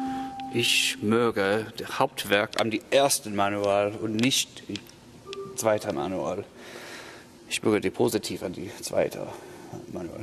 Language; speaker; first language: German; non-native, learner; English